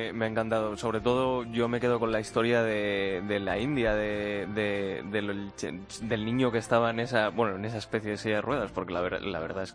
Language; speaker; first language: Spanish; native; Spanish